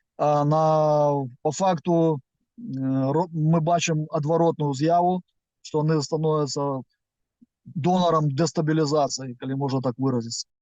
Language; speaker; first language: Belarusian; non-native, local second language; Russian